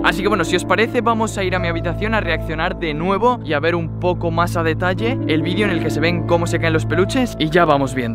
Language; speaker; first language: Spanish; native; Spanish